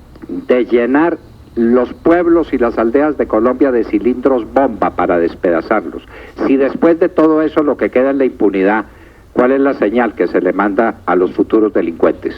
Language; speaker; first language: Spanish; native; Spanish